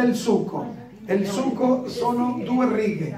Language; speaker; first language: Italian; non-native, learner; Spanish